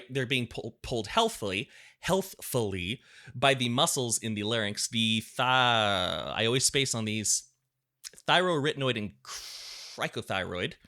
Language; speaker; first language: English; native; English